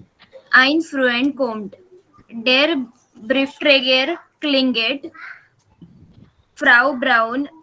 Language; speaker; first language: German; non-native, learner; Marathi